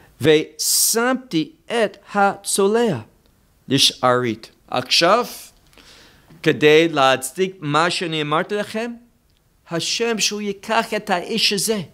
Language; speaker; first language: Hebrew; non-native, fluent; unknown